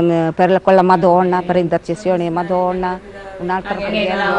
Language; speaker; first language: Italian; non-native, learner; Malayalam